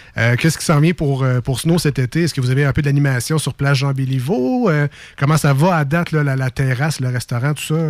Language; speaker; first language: French; native; French